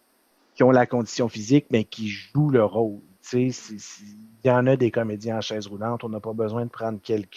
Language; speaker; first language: French; native; French